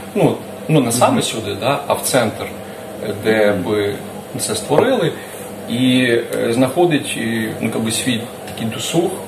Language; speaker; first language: Ukrainian; non-native, local second language; Russian